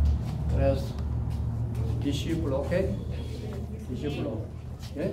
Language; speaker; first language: Spanish; non-native, learner; Korean